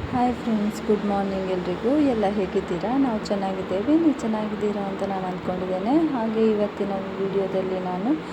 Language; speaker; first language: Kannada; non-native, local second language; Konkani